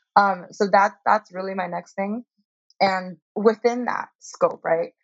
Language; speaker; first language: English; early bilingual, heritage; Chinese